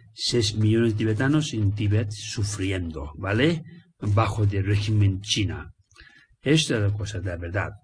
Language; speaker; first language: Spanish; non-native, learner; Tibetan